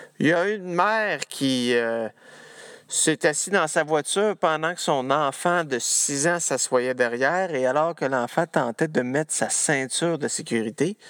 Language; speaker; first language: French; native; French